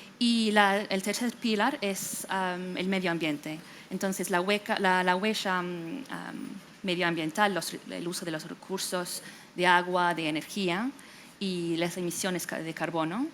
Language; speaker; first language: Spanish; non-native, fluent; English